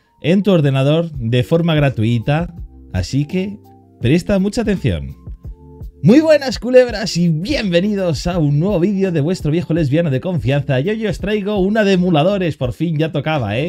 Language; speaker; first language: Spanish; native; Spanish